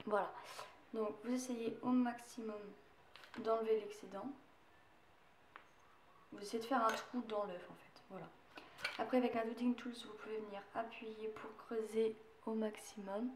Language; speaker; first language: French; native; French